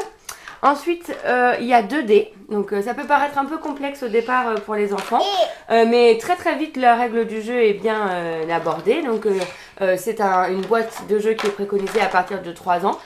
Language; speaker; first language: French; native; French